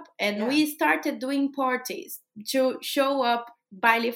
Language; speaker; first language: English; non-native, fluent; Portuguese